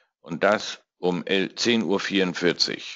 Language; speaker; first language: German; native; German